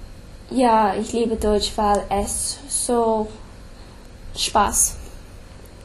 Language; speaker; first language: German; non-native, learner; English